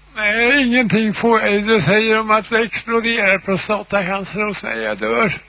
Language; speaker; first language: Swedish; native; Swedish